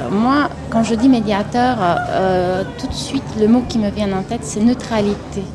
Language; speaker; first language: French; non-native, fluent; Romanian